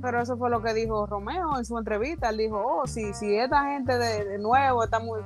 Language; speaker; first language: Spanish; early bilingual, heritage; Spanish